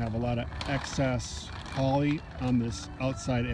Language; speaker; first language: English; native; English